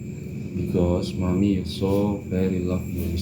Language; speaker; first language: English; non-native, learner; Indonesian